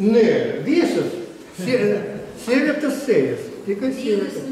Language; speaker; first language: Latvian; non-native, local second language; Russian